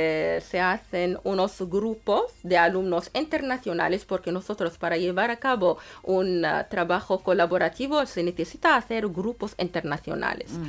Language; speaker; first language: Spanish; non-native, fluent; Arabic